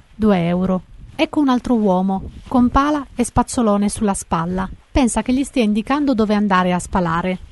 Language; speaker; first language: Italian; native; Italian